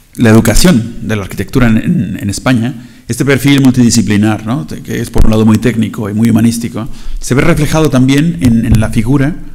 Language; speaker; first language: Spanish; native; Spanish